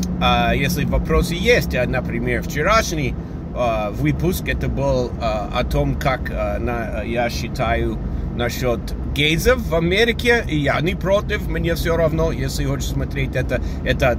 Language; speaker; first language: Russian; non-native, fluent; English